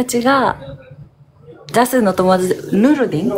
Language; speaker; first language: Japanese; native; Japanese